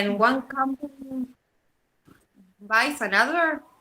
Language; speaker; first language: English; non-native, learner; Spanish